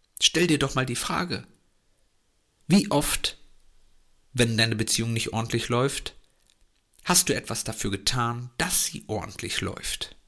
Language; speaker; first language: German; native; German